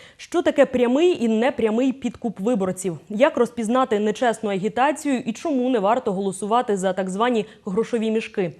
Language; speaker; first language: Ukrainian; native; Ukrainian